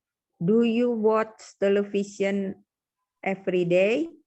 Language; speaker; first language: English; non-native, learner; Indonesian